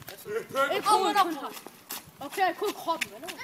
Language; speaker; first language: Danish; early bilingual, other home language; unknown